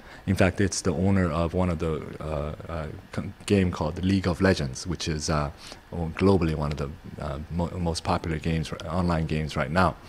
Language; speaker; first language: English; non-native, fluent; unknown